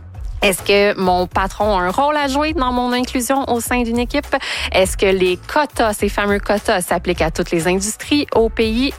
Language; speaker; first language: French; native; French